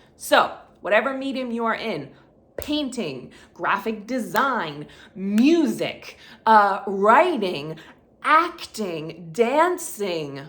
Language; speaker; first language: English; native; English